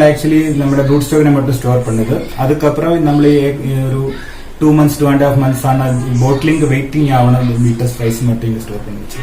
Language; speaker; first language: Tamil; non-native, learner; Malayalam